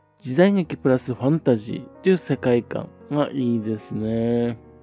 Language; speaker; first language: Japanese; native; Japanese